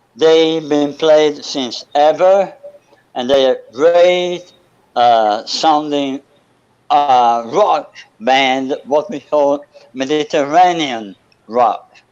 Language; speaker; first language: English; non-native, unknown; Italian